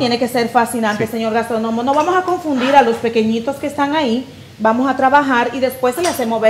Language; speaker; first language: Spanish; native; Spanish